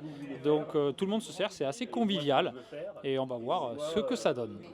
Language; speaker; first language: French; native; French